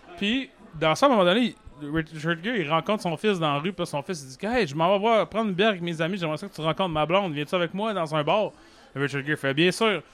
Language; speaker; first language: French; native; French